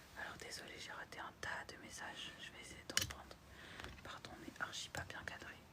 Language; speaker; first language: French; early bilingual, other home language; Arabic